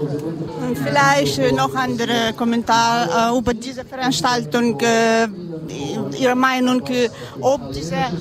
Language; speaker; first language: German; non-native, learner; Ukrainian